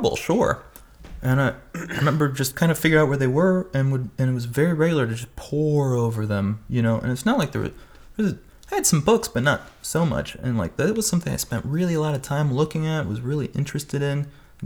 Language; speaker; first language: English; native; English